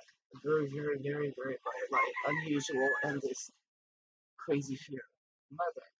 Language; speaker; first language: English; native; English